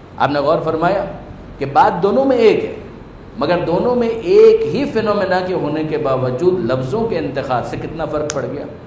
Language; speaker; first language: Urdu; non-native, local second language; Punjabi